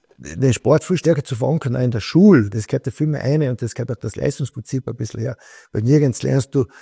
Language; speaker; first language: German; native; German